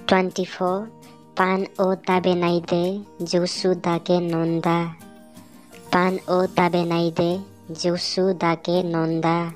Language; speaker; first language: Japanese; non-native, learner; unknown